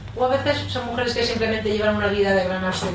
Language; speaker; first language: Spanish; native; Spanish